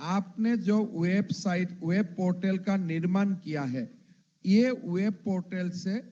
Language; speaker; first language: Hindi; non-native, local second language; Assamese